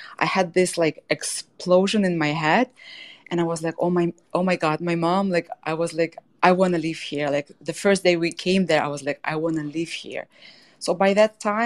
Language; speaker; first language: English; non-native, fluent; Russian